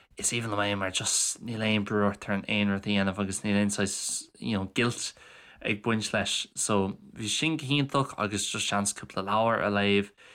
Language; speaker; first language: Irish; native; Irish